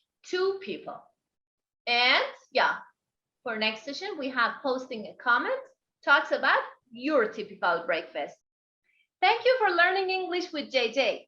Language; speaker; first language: English; non-native, fluent; Persian